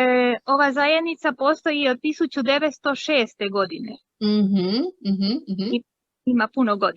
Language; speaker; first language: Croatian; early bilingual, heritage; Croatian